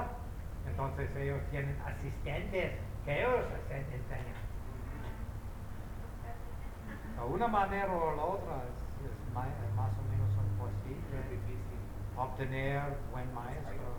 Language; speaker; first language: Spanish; non-native, fluent; English